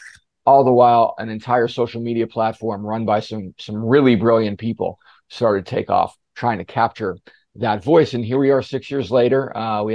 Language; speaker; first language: English; native; English